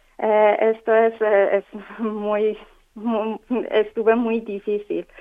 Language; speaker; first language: Spanish; non-native, learner; Persian